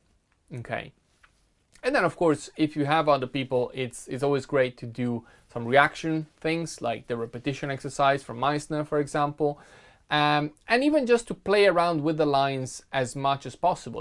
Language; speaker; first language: English; non-native, fluent; Italian